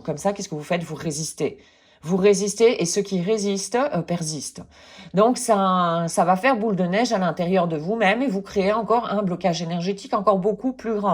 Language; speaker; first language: French; native; French